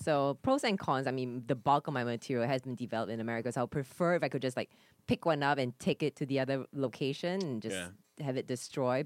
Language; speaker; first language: English; native; English